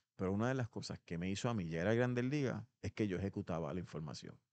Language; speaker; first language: Spanish; native; Spanish